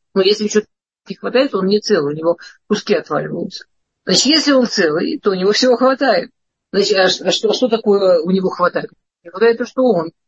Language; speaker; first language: Russian; early bilingual, heritage; Russian